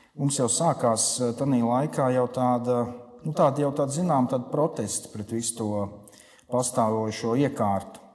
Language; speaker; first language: Latvian; native; Latvian